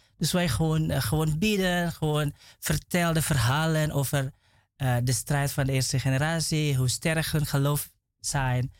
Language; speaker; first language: Dutch; non-native, learner; Indonesian